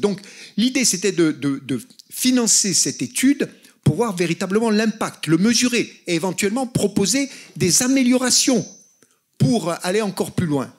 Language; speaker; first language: French; native; French